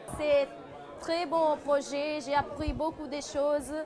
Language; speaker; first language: French; non-native, learner; Portuguese